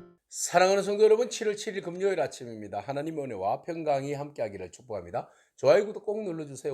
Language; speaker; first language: Korean; native; Korean